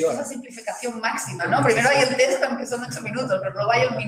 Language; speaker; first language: Spanish; native; Spanish